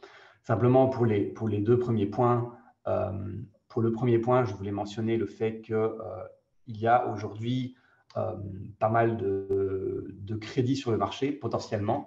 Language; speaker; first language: French; native; French